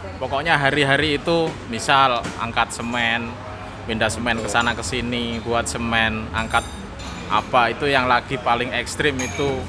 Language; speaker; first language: Indonesian; native; Indonesian